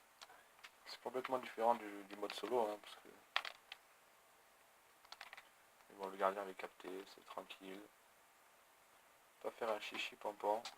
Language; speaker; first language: French; native; French